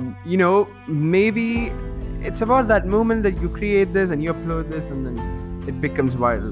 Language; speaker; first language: Malayalam; early bilingual, heritage; Malayalam